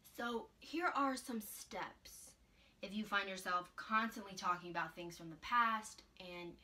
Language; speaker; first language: English; native; English